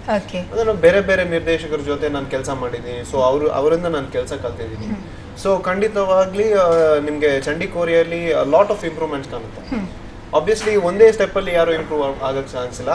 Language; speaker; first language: Kannada; non-native, local second language; Tulu